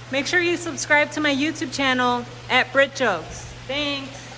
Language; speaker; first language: English; native; English